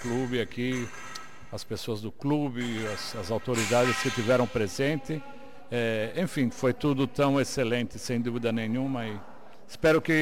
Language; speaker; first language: Portuguese; native; Portuguese